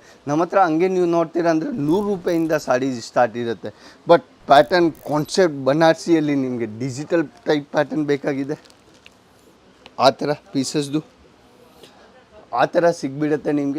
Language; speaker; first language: Kannada; non-native, fluent; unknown